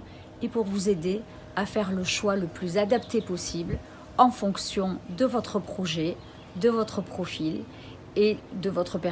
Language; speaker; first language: French; native; French